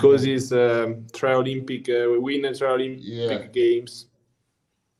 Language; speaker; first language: English; non-native, learner; Italian